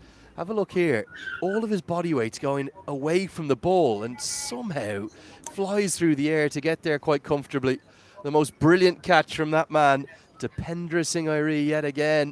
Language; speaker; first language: English; native; English